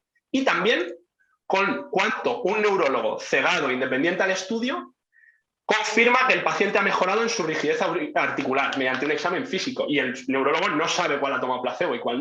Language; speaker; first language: Spanish; native; Spanish